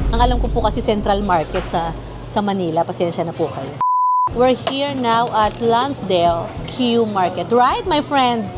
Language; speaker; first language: Filipino; native; Filipino